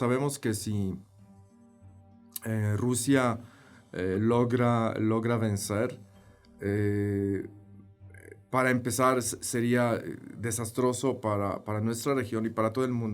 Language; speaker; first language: Spanish; non-native, fluent; Polish